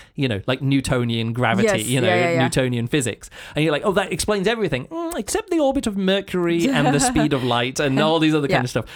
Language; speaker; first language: English; native; English